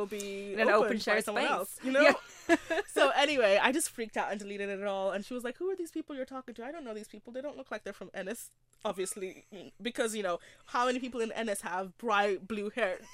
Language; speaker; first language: English; native; English